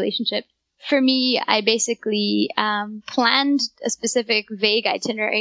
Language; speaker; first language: English; native; English